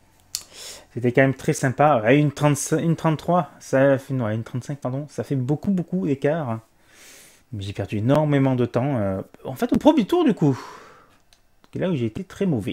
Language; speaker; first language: French; native; French